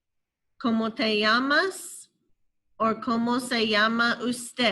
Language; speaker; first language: Spanish; non-native, fluent; English